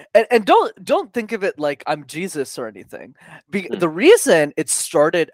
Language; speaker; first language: English; native; English